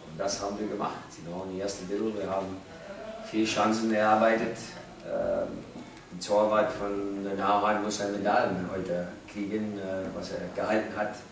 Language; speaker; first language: German; non-native, fluent; English